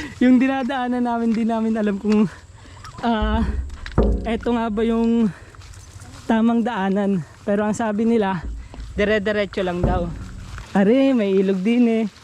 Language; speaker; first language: Filipino; native; Filipino